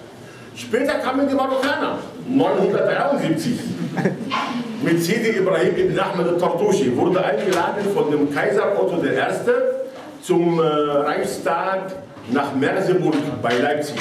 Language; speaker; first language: German; non-native, fluent; Arabic